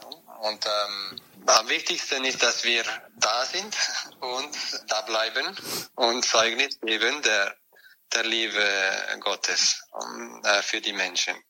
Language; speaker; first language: German; non-native, fluent; French